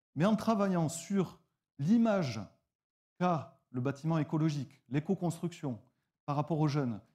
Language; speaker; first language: French; native; French